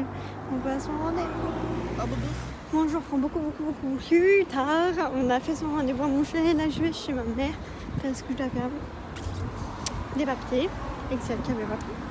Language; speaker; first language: French; native; French